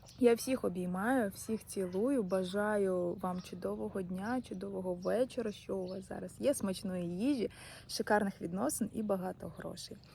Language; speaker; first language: Ukrainian; non-native, local second language; Russian